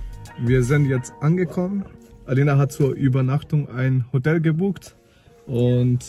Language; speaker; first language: German; non-native, fluent; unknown